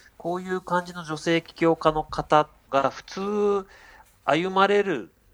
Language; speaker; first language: Japanese; native; Japanese